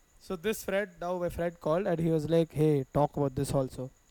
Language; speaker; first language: English; non-native, local second language; Tamil